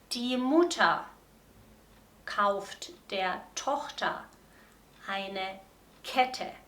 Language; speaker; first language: German; non-native, fluent; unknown